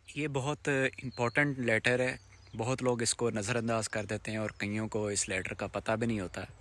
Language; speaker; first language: Urdu; native; Urdu